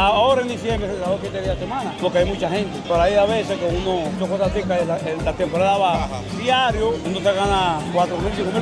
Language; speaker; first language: Spanish; native; Spanish